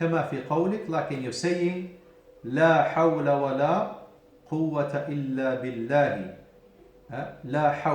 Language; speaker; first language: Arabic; non-native, fluent; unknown